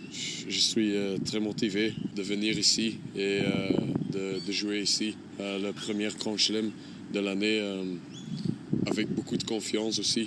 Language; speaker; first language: French; non-native, local second language; Dutch